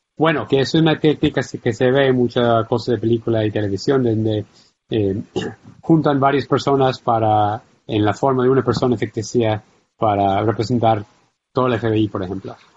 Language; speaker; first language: Spanish; non-native, fluent; English